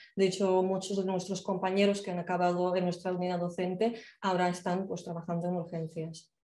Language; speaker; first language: Spanish; non-native, fluent; Slovak